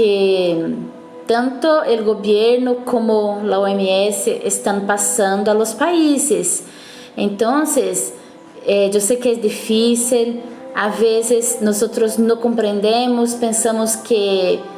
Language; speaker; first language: Spanish; non-native, fluent; Portuguese